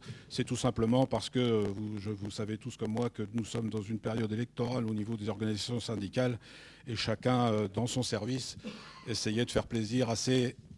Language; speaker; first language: French; native; French